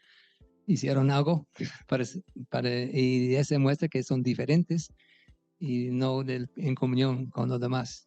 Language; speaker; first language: Spanish; non-native, fluent; English